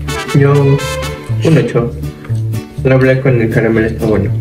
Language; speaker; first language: Spanish; native; Spanish